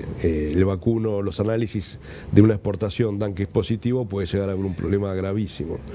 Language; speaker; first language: Spanish; native; Spanish